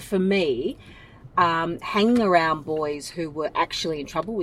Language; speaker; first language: English; native; English